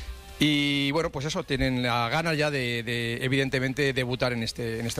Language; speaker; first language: Spanish; native; Spanish